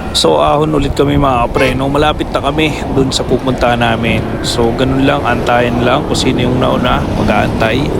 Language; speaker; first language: Filipino; native; Filipino